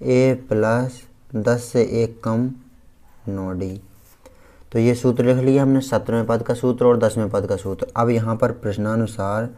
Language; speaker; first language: Hindi; native; Hindi